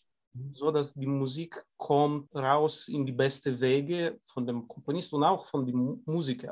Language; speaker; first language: German; non-native, fluent; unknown